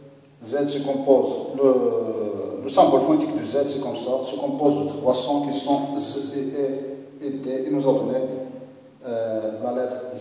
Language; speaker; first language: French; non-native, local second language; Arabic